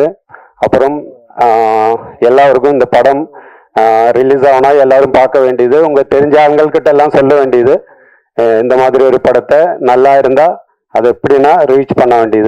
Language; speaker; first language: Tamil; non-native, learner; Malayalam